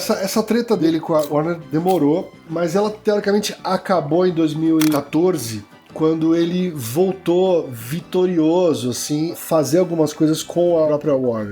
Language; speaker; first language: Portuguese; native; Portuguese